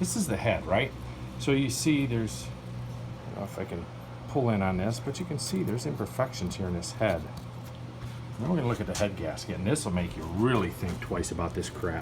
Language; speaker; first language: English; native; English